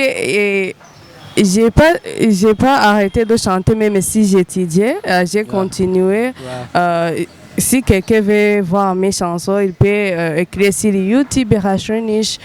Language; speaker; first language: French; non-native, local second language; Rundi